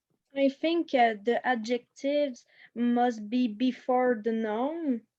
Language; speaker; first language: English; non-native, learner; French